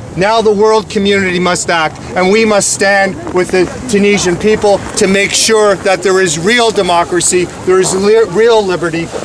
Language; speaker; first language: English; native; English